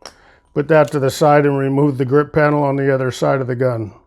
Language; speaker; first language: English; native; English